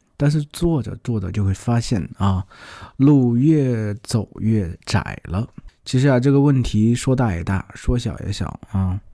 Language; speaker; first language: Chinese; native; Chinese